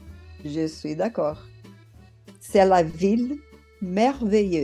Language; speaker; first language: French; non-native, fluent; Portuguese